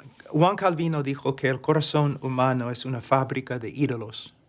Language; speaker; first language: Spanish; non-native, fluent; English